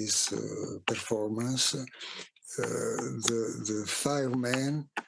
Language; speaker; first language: English; non-native, fluent; Italian